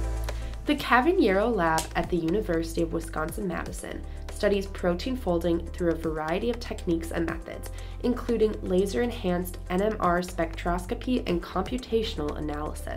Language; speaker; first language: English; native; English